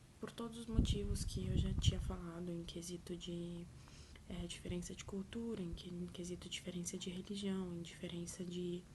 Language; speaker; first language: Portuguese; early bilingual, other home language; Arabic